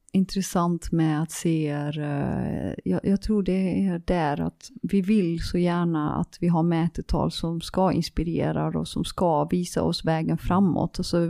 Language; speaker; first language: Swedish; non-native, fluent; Dutch